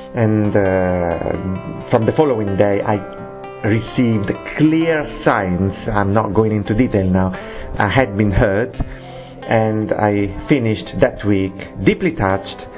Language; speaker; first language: English; non-native, fluent; Italian